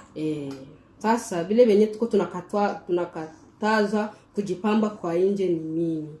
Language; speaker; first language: Swahili; native; Swahili